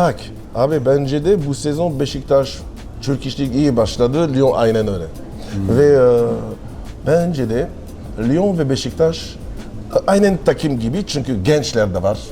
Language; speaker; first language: Turkish; non-native, learner; French